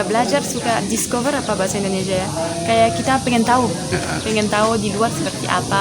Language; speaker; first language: Indonesian; non-native, fluent; French